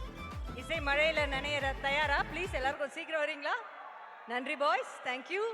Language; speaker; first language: Tamil; native; Tamil